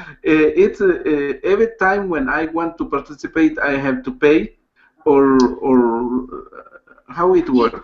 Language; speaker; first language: English; non-native, learner; Spanish